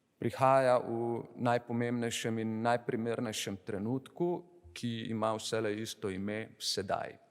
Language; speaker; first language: Slovenian; native; Slovenian